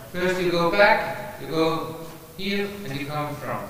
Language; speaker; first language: English; non-native, learner; German